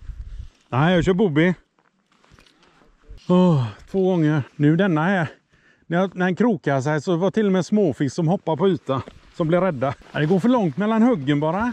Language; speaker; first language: Swedish; native; Swedish